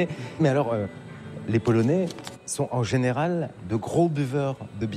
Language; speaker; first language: French; native; French